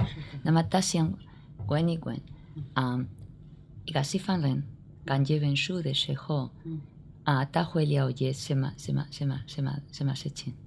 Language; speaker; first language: Chinese; non-native, learner; Spanish